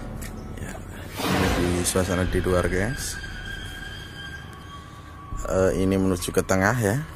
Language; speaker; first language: Indonesian; native; Indonesian